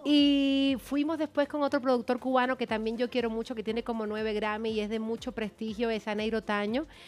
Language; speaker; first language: Spanish; native; Spanish